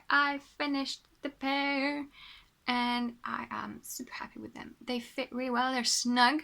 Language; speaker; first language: English; non-native, fluent; French